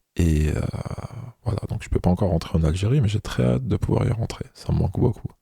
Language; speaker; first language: French; non-native, local second language; Arabic